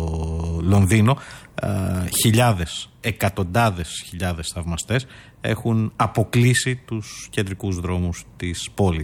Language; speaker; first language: Greek; native; Greek